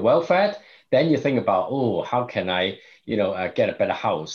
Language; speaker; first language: English; non-native, local second language; Cantonese